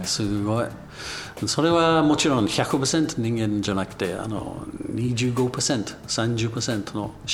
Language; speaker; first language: Japanese; non-native, learner; English